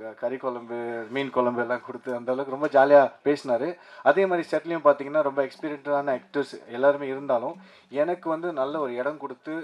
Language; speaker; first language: Tamil; early bilingual, heritage; Tamil